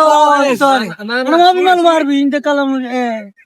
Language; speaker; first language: Arabic; non-native, learner; Bangla